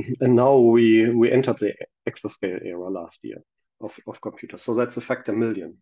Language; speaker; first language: English; non-native, fluent; German